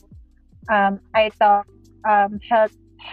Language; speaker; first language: English; non-native, local second language; Filipino